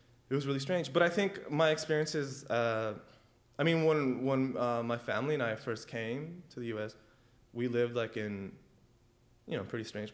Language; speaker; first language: English; early bilingual, other home language; Spanish